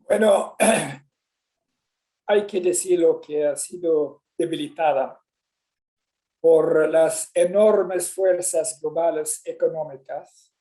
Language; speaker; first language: Spanish; non-native, fluent; Swedish